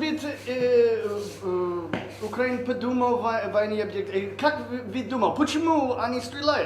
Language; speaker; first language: Russian; non-native, learner; English